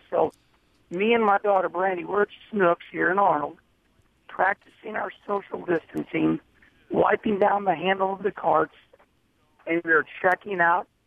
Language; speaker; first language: English; native; English